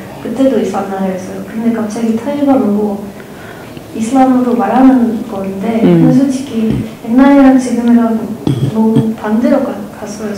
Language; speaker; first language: Korean; non-native, fluent; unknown